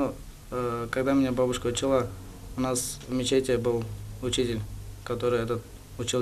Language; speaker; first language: Russian; non-native, local second language; Karachay-Balkar